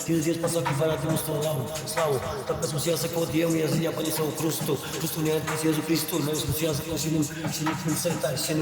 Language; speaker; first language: Latvian; non-native, local second language; Russian